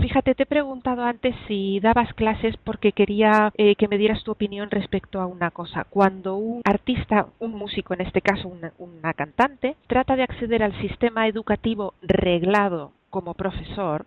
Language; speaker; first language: Spanish; native; Spanish